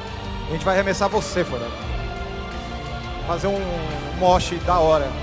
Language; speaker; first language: Portuguese; native; Portuguese